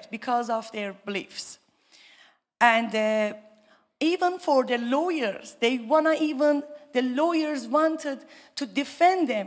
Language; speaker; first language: English; non-native, learner; Persian